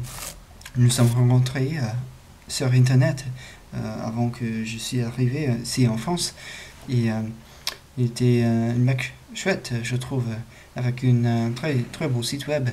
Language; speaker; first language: French; non-native, learner; English